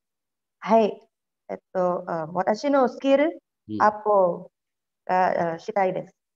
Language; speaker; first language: Japanese; non-native, learner; Filipino